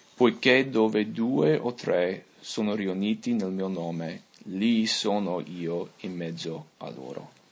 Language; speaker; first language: Italian; non-native, fluent; English